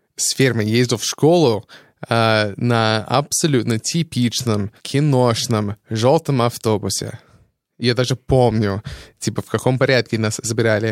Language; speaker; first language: Russian; non-native, fluent; English